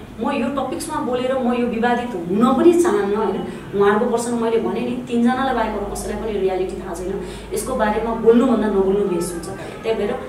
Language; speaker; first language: Nepali; native; Nepali